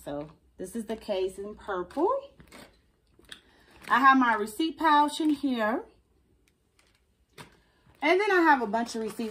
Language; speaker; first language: English; native; English